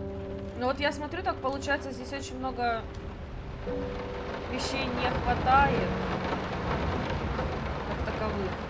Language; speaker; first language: Russian; native; Russian